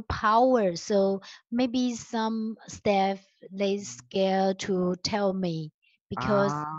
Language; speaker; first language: English; non-native, learner; Chinese